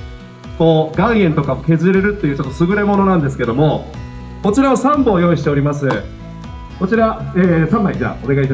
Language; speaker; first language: Japanese; native; Japanese